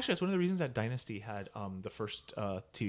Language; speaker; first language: English; native; English